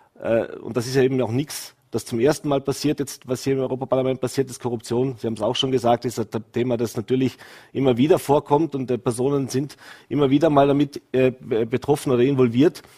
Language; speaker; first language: German; native; German